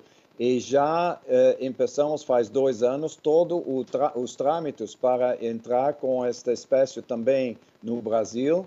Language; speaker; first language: Portuguese; non-native, fluent; Dutch